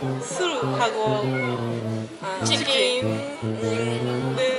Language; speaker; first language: Korean; non-native, learner; Japanese